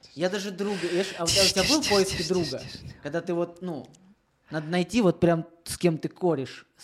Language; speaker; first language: Russian; native; Russian